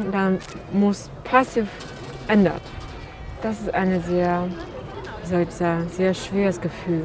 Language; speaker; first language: German; non-native, learner; Chinese